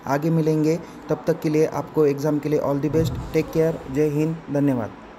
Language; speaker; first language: Hindi; non-native, local second language; Marathi